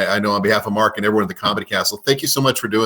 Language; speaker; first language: English; native; English